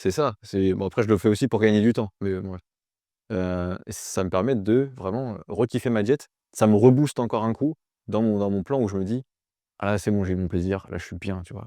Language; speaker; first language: French; native; French